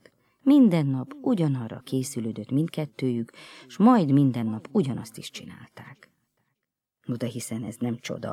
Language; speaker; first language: Hungarian; native; Hungarian